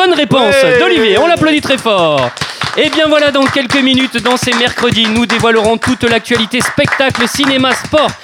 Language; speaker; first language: French; native; French